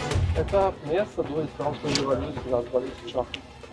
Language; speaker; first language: Russian; non-native, fluent; Azerbaijani